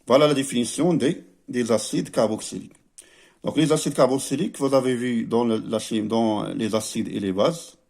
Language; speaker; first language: French; non-native, local second language; Arabic